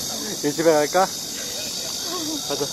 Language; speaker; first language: Korean; non-native, learner; Indonesian